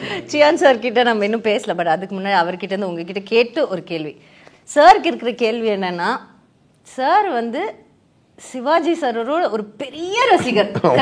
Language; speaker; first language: Tamil; native; Tamil